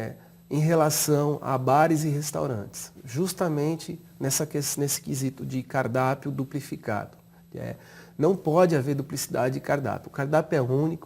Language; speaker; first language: Portuguese; native; Portuguese